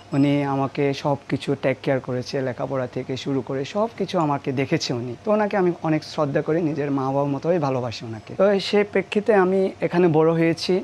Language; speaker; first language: Bangla; non-native, local second language; Marma